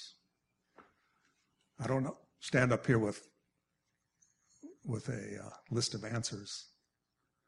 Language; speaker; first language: English; native; English